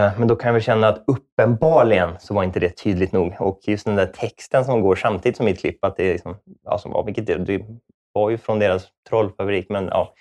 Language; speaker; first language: Swedish; native; Swedish